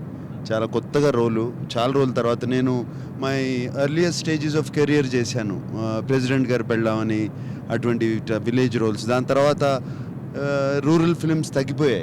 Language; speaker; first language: Telugu; native; Telugu